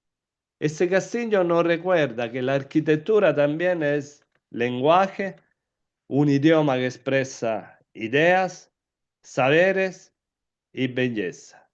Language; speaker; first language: Spanish; non-native, fluent; Italian